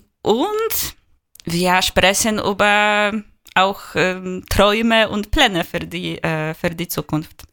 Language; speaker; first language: German; non-native, fluent; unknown